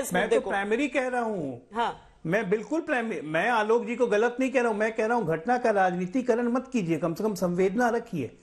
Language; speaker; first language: Hindi; native; Hindi